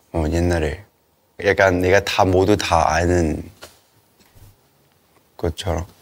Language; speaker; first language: Korean; non-native, learner; Cantonese